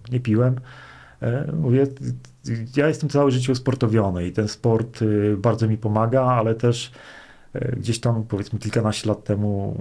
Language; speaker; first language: Polish; native; Polish